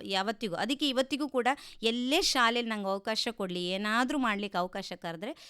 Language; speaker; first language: Kannada; native; Kannada